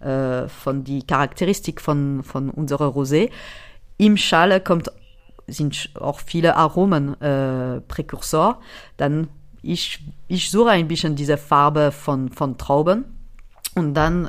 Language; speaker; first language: German; non-native, fluent; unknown